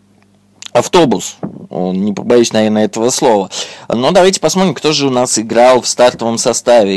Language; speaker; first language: Russian; native; Russian